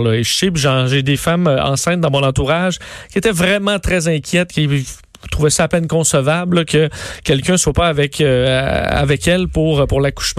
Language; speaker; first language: French; native; French